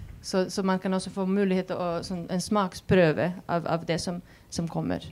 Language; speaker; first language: Swedish; non-native, fluent; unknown